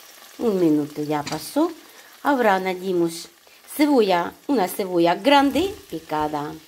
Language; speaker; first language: Spanish; non-native, learner; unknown